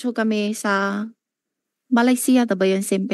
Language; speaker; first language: Filipino; non-native, learner; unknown